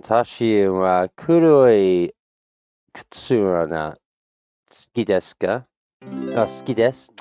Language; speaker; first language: Japanese; non-native, learner; English